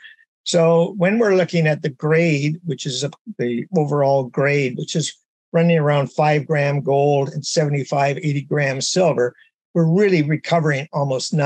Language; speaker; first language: English; native; English